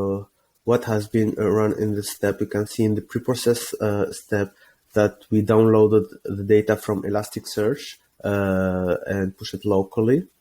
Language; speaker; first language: English; non-native, fluent; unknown